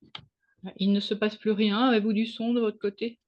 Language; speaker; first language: French; native; French